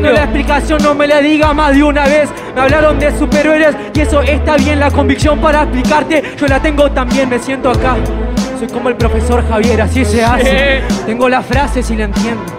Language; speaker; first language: Spanish; native; Spanish